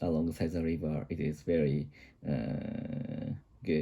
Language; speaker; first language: English; non-native, learner; Japanese